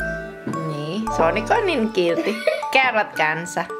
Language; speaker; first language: Finnish; non-native, learner; Indonesian